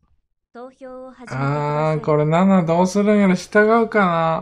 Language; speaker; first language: Japanese; native; Japanese